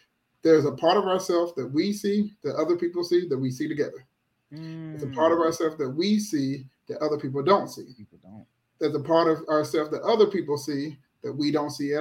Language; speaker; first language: English; native; English